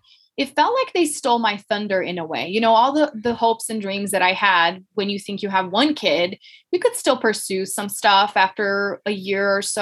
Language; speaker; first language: English; non-native, fluent; Portuguese